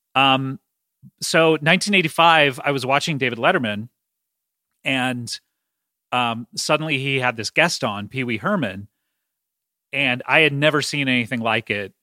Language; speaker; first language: English; native; English